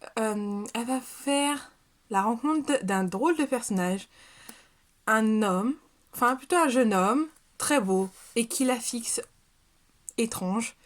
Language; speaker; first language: French; native; French